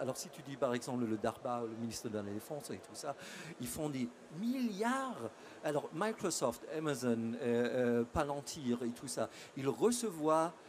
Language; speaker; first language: French; non-native, fluent; German